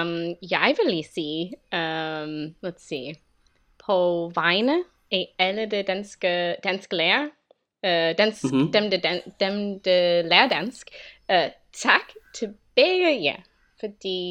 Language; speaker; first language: Danish; non-native, fluent; English